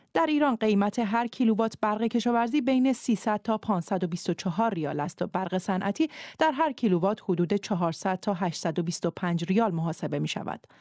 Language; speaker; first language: Persian; native; Persian